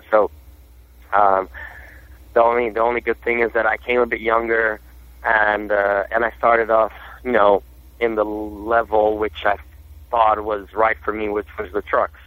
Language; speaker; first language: English; non-native, fluent; Portuguese